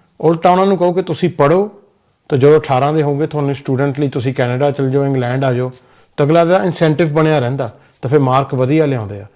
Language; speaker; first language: Punjabi; early bilingual, heritage; Punjabi